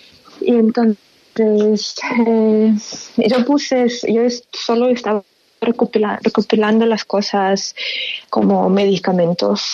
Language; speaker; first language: Spanish; non-native, fluent; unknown